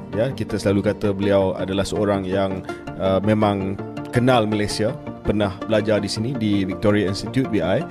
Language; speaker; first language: Malay; native; Malay